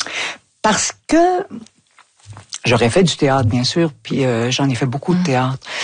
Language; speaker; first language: French; native; French